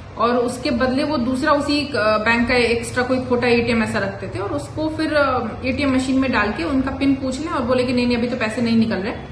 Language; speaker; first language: Hindi; non-native, local second language; Gujarati